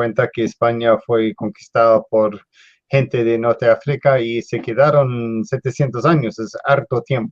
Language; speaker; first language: Spanish; non-native, fluent; English